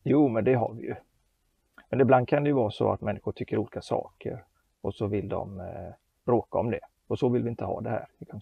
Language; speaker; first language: Swedish; native; Swedish